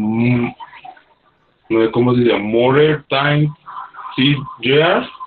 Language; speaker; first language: Spanish; native; Spanish